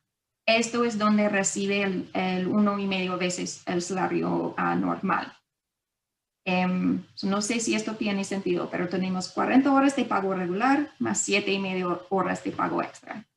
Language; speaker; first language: Spanish; non-native, fluent; English